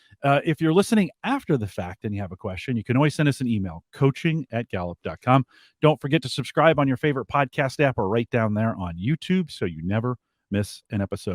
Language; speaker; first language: English; native; English